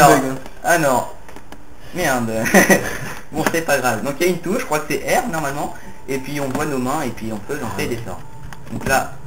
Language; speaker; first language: French; native; French